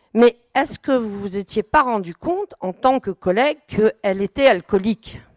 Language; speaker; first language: French; native; French